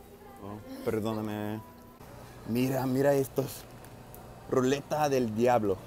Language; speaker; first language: Spanish; non-native, learner; English